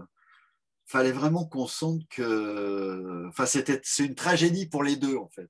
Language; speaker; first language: French; native; French